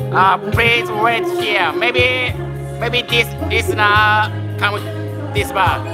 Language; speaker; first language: English; non-native, learner; Japanese